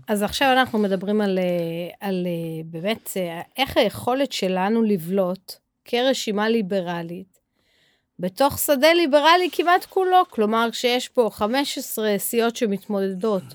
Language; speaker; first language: Hebrew; native; Hebrew